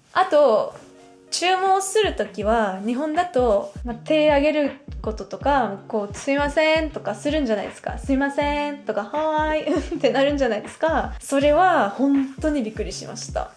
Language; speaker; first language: Japanese; non-native, fluent; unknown